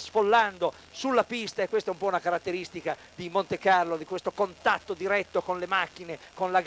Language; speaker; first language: Italian; native; Italian